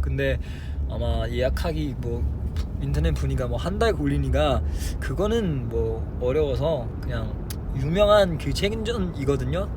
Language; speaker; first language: Korean; non-native, fluent; Chinese